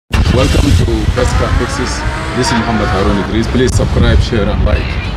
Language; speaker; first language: English; non-native, fluent; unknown